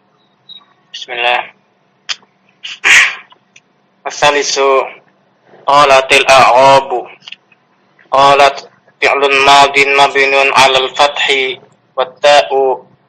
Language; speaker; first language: Arabic; non-native, learner; Indonesian